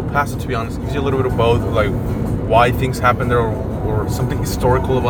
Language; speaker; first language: English; non-native, fluent; Spanish